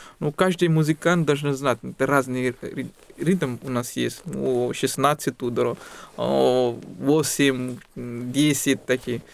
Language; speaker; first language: Russian; non-native, fluent; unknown